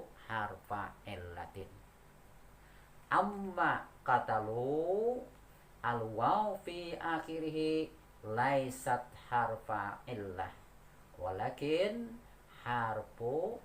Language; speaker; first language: Arabic; non-native, fluent; Indonesian